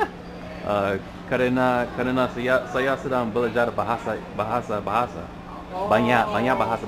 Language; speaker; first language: Indonesian; non-native, learner; English